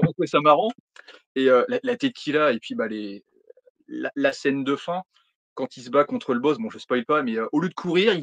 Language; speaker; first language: French; native; French